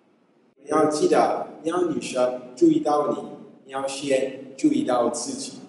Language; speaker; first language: Chinese; non-native, fluent; English